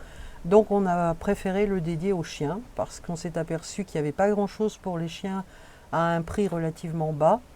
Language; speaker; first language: French; native; French